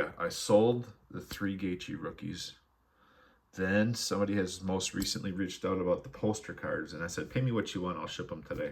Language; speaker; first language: English; native; English